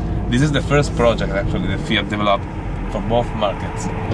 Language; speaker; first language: English; non-native, fluent; Italian